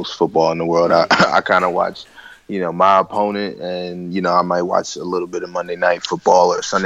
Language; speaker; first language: English; native; English